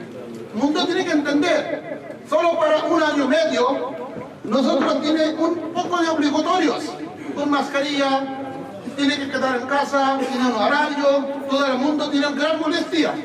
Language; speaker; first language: Spanish; non-native, learner; Urdu